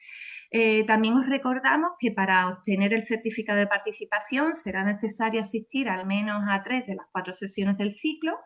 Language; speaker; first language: Spanish; native; Spanish